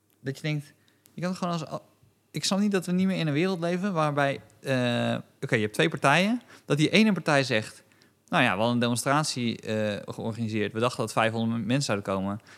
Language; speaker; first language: Dutch; native; Dutch